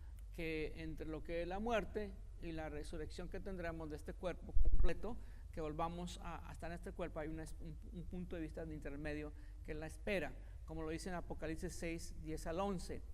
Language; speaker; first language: Spanish; native; Spanish